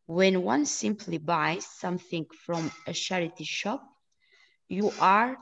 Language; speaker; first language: English; non-native, learner; Italian